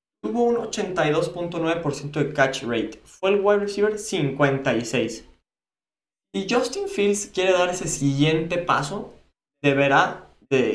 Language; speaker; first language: Spanish; native; Spanish